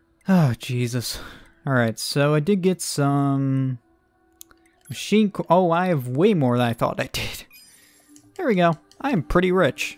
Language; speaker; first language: English; native; English